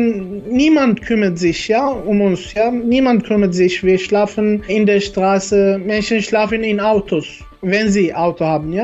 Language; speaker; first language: German; non-native, learner; Arabic